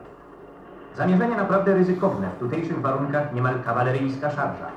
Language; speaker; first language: Polish; native; Polish